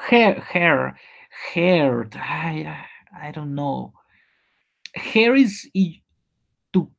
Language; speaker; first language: English; non-native, learner; Spanish